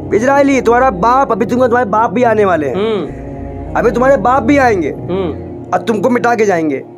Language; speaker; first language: Hindi; native; Hindi